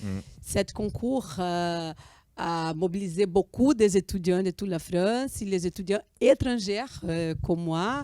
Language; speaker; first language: French; non-native, fluent; Portuguese